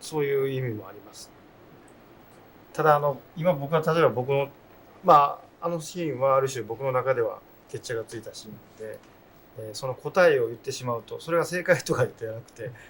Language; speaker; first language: Japanese; native; Japanese